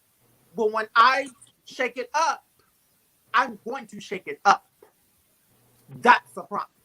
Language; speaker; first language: English; native; English